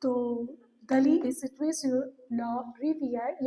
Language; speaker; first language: French; non-native, learner; Hindi